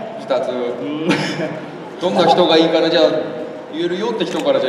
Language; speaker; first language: Japanese; native; Japanese